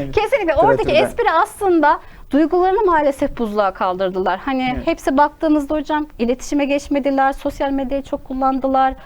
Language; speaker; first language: Turkish; native; Turkish